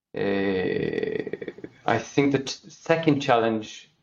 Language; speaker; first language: English; non-native, fluent; Norwegian